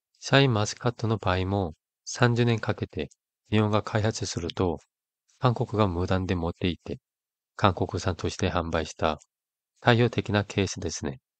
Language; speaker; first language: Japanese; non-native, fluent; Korean